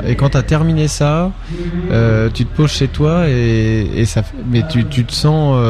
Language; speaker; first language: French; native; French